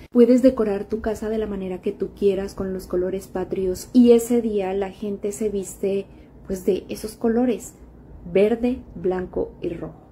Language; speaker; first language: Spanish; native; Spanish